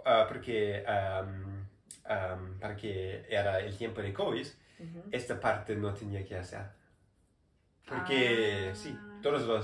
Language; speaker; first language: Spanish; non-native, learner; German